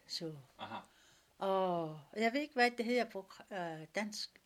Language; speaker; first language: Danish; non-native, local second language; Kalaallisut